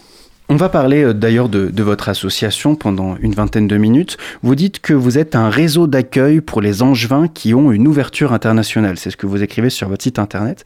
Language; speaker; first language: French; native; French